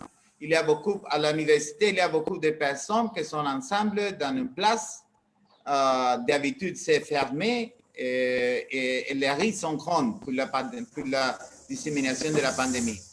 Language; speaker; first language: French; non-native, learner; Spanish